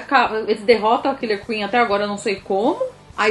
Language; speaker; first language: Portuguese; native; Portuguese